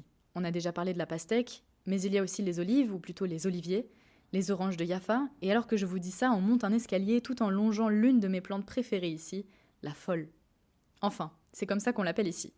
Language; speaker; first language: French; native; French